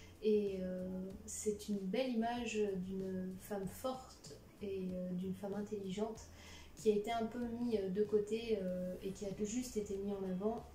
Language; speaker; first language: French; native; French